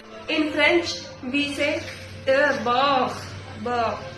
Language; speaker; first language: English; non-native, fluent; French